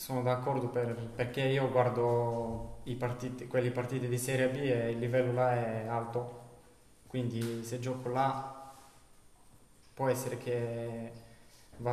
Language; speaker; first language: Italian; non-native, learner; Bulgarian